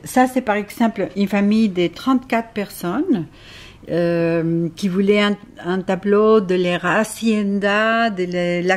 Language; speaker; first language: French; non-native, fluent; Spanish